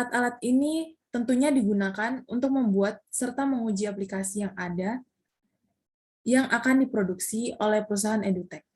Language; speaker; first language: Indonesian; native; Indonesian